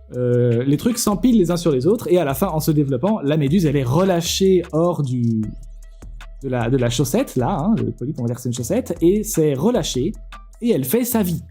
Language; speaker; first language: French; native; French